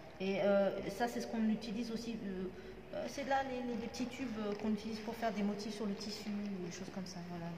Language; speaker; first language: French; non-native, local second language; Arabic